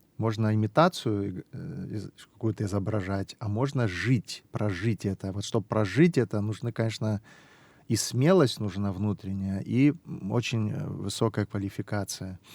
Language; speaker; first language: Russian; non-native, local second language; Abkhazian